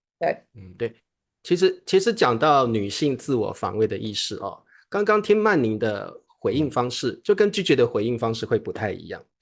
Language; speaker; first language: Chinese; native; Chinese